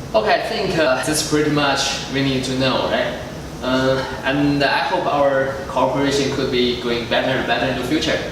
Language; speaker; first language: English; non-native, fluent; Chinese